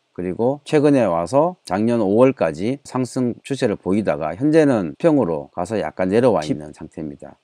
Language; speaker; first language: Korean; native; Korean